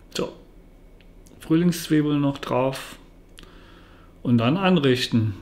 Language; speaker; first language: German; native; German